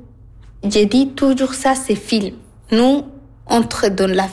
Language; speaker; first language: French; non-native, learner; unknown